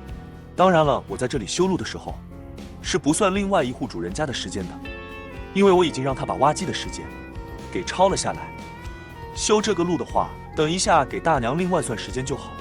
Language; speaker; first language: Chinese; native; Chinese